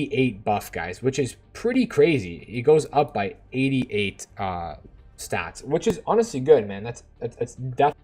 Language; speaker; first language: English; native; English